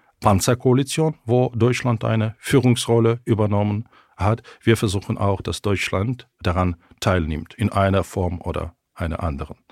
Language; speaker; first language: German; non-native, fluent; Ukrainian